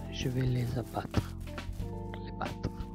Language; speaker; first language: French; non-native, learner; Italian